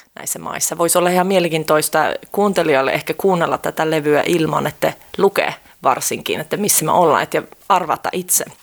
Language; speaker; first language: Finnish; early bilingual, heritage; Finnish